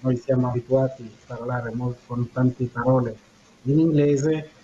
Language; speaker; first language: Italian; non-native, fluent; Bangla